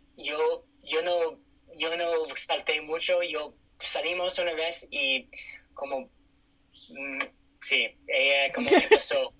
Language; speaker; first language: Spanish; non-native, fluent; English